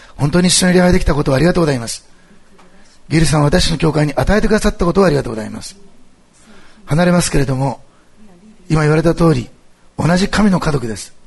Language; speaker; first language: Japanese; native; Japanese